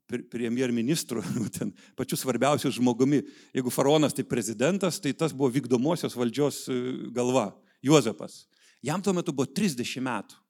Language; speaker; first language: Lithuanian; native; Lithuanian